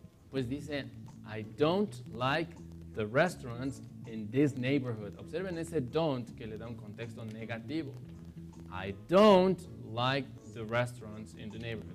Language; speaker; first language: English; non-native, fluent; Spanish